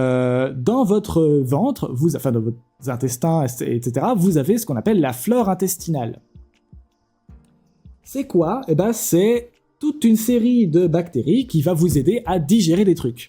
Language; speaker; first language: French; native; French